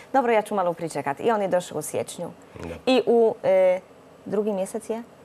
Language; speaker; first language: Croatian; non-native, fluent; Polish